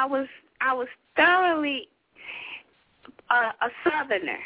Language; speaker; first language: English; native; English